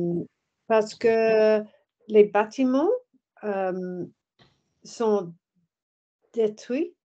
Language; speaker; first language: French; non-native, learner; English